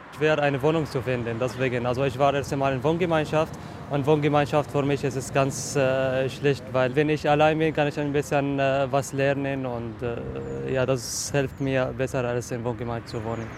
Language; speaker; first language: German; non-native, learner; Arabic